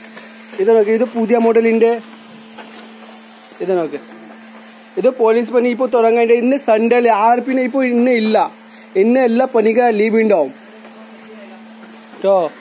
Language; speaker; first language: Malayalam; non-native, learner; Hindi